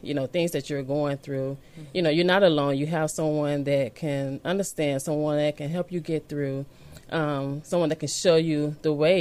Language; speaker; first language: English; native; English